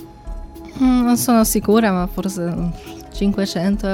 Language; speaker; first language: Italian; non-native, learner; Polish